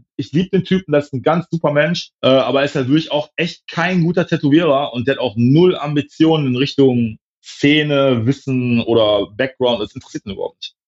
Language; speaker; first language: German; native; German